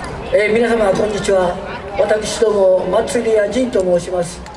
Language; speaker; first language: Japanese; native; Japanese